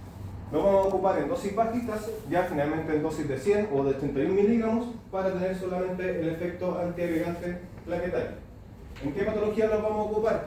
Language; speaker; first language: Spanish; native; Spanish